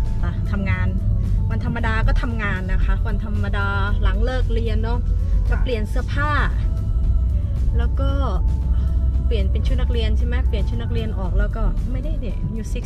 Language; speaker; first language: Thai; native; Thai